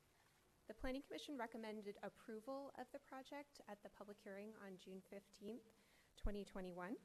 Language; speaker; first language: English; native; English